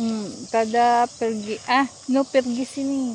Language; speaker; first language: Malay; non-native, learner; Filipino